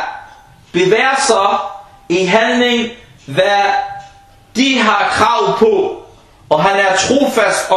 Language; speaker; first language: Danish; early bilingual, other home language; Arabic